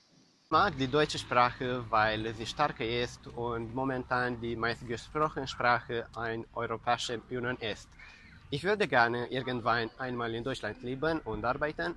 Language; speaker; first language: German; non-native, learner; Polish